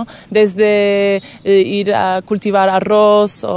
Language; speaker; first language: Spanish; non-native, fluent; Portuguese